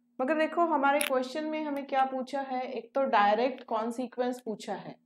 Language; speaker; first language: Hindi; non-native, local second language; Marathi